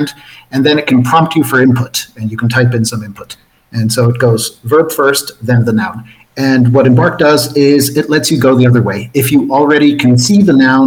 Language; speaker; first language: English; non-native, fluent; Spanish